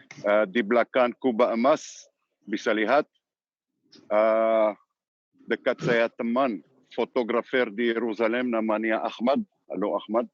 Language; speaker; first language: Indonesian; non-native, learner; Hebrew